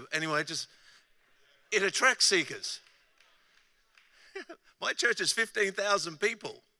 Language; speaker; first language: English; native; English